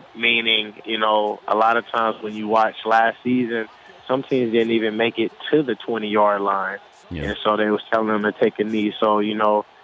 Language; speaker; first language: English; native; English